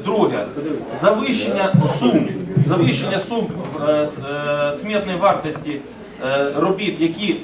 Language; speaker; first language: Ukrainian; native; Ukrainian